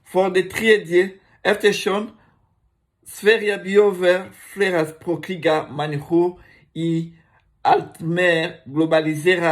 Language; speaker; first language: Swedish; non-native, learner; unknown